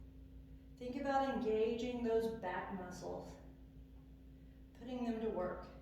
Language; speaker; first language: English; native; English